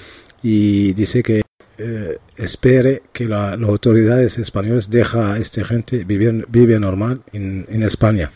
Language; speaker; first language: Spanish; non-native, learner; Arabic